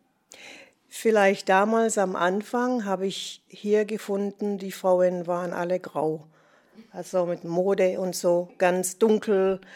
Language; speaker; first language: German; non-native, fluent; English